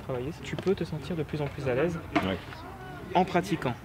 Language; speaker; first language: French; native; French